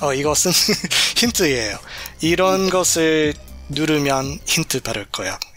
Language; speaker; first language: Korean; non-native, learner; English